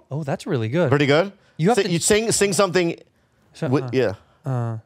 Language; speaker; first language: English; native; English